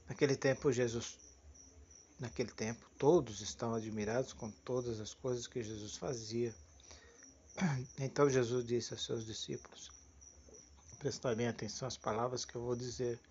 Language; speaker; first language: Portuguese; native; Portuguese